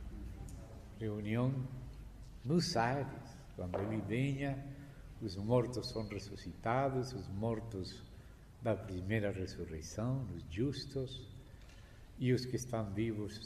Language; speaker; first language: Portuguese; non-native, fluent; Spanish